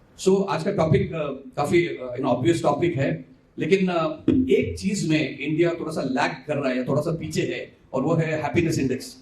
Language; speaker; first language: Hindi; non-native, local second language; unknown